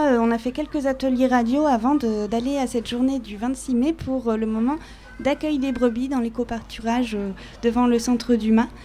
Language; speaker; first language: French; native; French